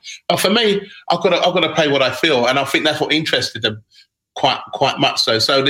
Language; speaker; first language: English; native; English